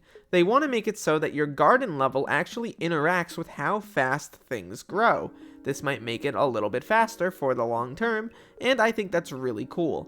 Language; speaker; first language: English; native; English